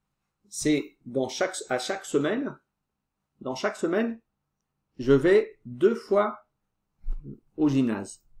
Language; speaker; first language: French; non-native, fluent; Portuguese